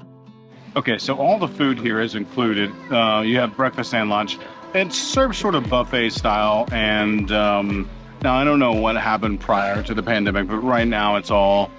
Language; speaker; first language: English; native; English